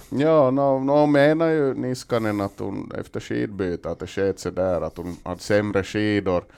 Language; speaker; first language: Swedish; native; Swedish